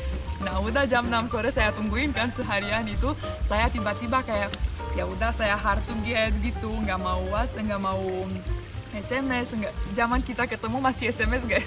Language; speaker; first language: Indonesian; non-native, fluent; Romanian